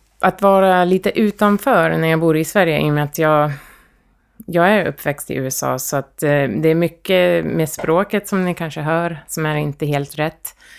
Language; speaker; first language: Swedish; early bilingual, heritage; Swedish